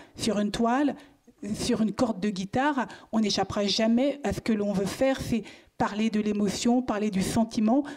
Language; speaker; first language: French; native; French